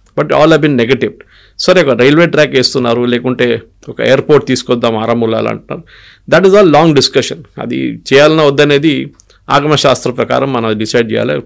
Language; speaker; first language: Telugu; non-native, local second language; Malayalam